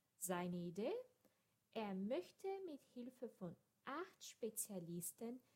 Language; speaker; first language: German; non-native, fluent; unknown